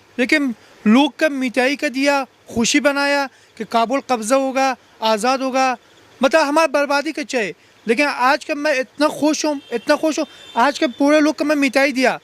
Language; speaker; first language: Hindi; non-native, learner; Pashto